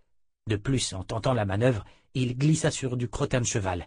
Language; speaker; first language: French; native; French